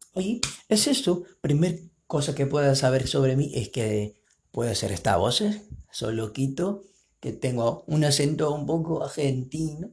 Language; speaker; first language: Spanish; non-native, fluent; Portuguese